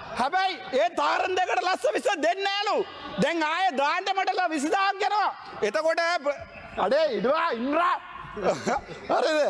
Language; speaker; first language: Sinhala; non-native, local second language; Tamil